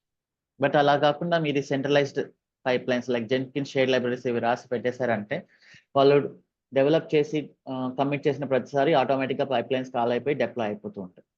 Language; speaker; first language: Telugu; native; Telugu